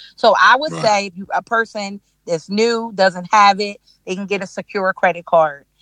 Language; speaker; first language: English; native; English